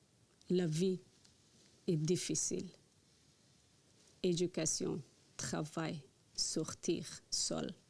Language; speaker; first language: French; non-native, learner; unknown